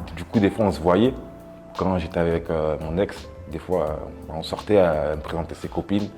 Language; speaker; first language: French; native; French